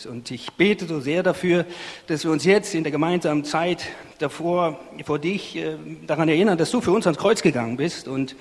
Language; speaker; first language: German; native; German